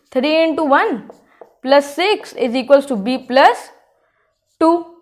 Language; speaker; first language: English; non-native, local second language; Hindi